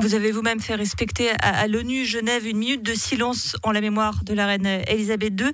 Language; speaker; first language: French; native; French